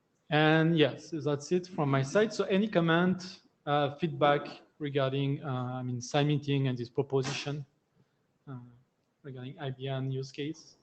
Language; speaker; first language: English; non-native, fluent; French